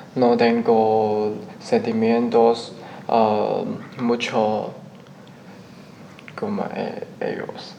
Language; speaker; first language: Spanish; non-native, learner; Chinese